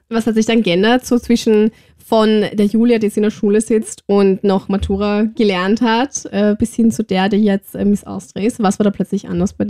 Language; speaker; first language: German; native; German